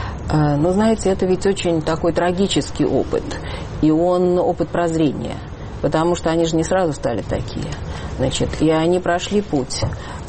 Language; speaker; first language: Russian; native; Russian